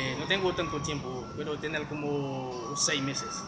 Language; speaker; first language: Spanish; non-native, learner; Haitian Creole